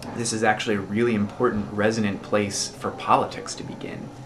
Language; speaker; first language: English; native; English